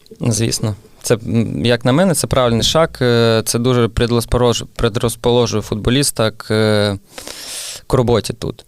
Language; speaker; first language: Ukrainian; non-native, local second language; Russian